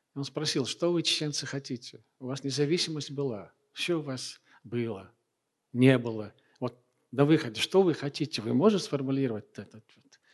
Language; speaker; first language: Russian; non-native, local second language; Chechen